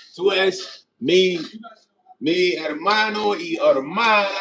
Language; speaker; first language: Spanish; non-native, learner; English